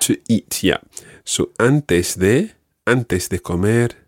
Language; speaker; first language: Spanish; non-native, fluent; English